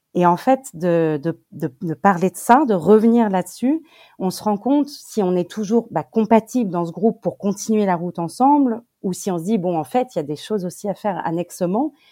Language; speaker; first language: French; native; French